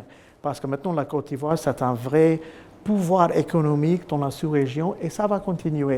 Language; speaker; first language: French; non-native, fluent; English